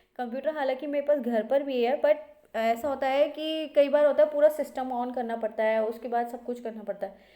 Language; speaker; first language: Hindi; native; Hindi